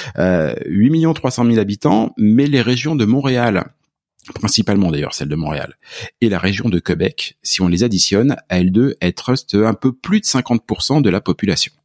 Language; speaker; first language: French; native; French